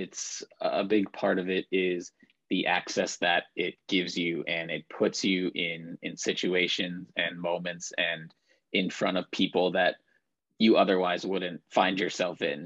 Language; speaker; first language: English; native; English